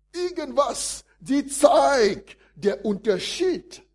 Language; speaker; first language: German; non-native, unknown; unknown